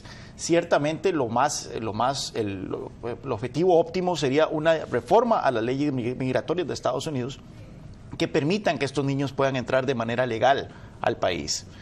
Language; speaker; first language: Spanish; native; Spanish